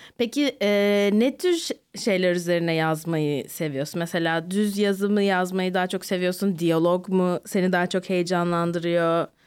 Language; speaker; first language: Turkish; native; Turkish